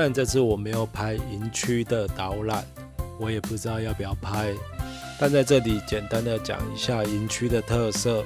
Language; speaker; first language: Chinese; native; Chinese